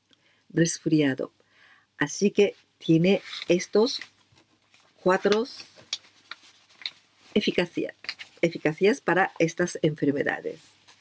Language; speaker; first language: Spanish; non-native, learner; Japanese